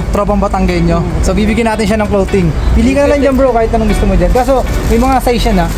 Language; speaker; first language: Filipino; native; Filipino